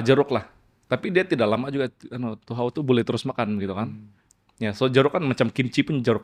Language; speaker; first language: Malay; native; Malay